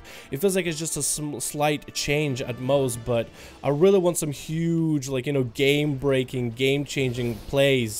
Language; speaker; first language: English; native; English